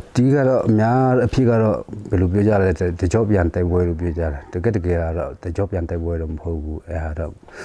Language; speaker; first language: Burmese; non-native, local second language; Shwe Palaung